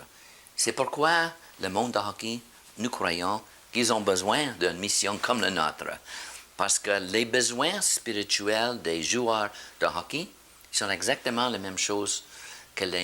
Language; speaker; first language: French; non-native, learner; English